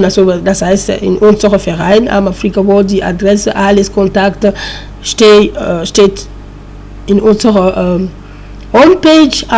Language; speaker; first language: German; non-native, learner; French